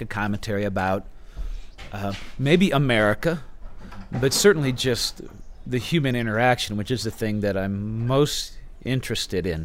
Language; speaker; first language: English; native; English